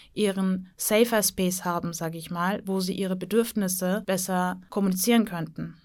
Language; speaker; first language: German; early bilingual, other home language; Turkish